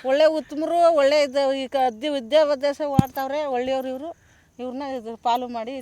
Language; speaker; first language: Kannada; native; Kannada